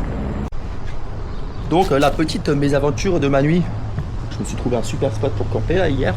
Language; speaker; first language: French; native; French